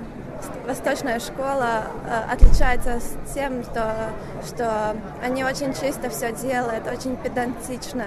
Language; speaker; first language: Russian; non-native, fluent; Latvian